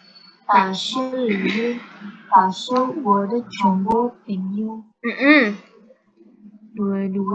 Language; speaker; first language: Chinese; non-native, learner; Indonesian